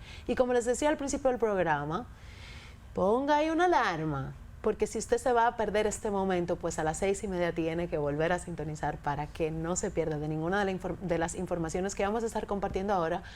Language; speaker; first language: Spanish; native; Spanish